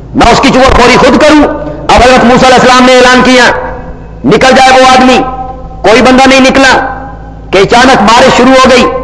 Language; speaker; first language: Urdu; non-native, local second language; Punjabi